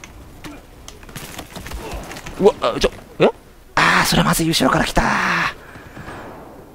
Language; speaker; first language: Japanese; native; Japanese